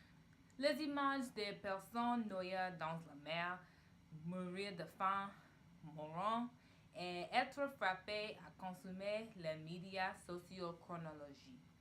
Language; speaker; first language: French; non-native, learner; English